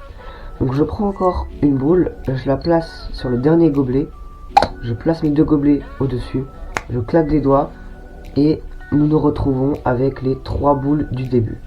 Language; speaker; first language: French; native; French